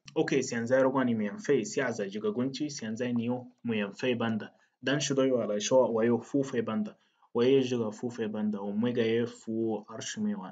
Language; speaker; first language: Chinese; non-native, fluent; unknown